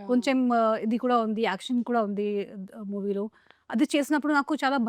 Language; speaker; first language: Telugu; non-native, local second language; Hindi